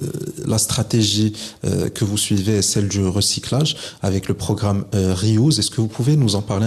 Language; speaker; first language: French; non-native, local second language; Arabic